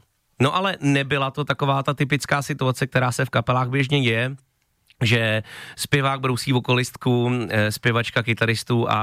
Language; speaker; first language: Czech; native; Czech